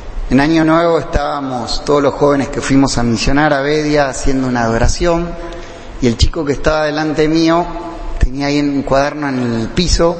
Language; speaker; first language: Spanish; native; Spanish